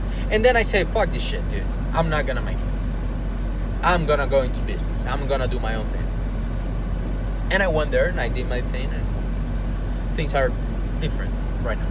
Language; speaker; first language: English; non-native, fluent; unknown